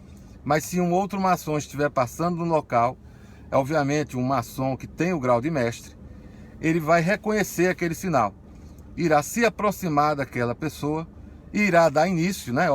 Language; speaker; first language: Portuguese; native; Portuguese